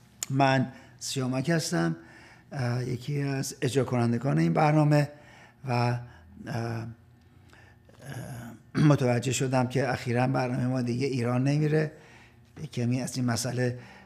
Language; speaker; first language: Persian; native; Persian